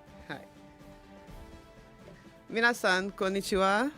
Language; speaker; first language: Japanese; non-native, learner; Igbo